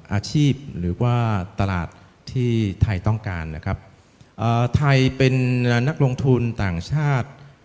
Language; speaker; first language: Thai; non-native, fluent; Vietnamese